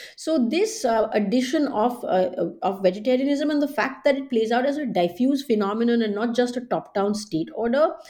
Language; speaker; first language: English; non-native, local second language; Hindi